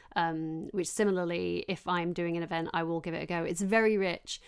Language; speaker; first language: English; native; English